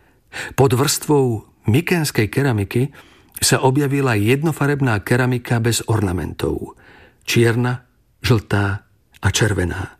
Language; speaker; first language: Slovak; native; Slovak